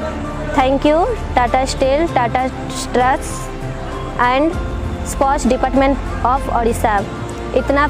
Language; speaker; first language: Hindi; non-native, local second language; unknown